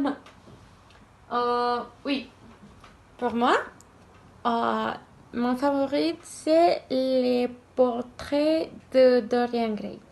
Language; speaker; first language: French; non-native, learner; Spanish